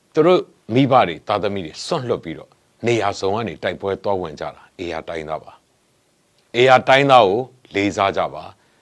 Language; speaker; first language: Burmese; native; Burmese